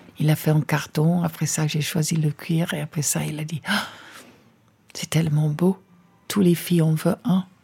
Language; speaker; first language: French; non-native, fluent; English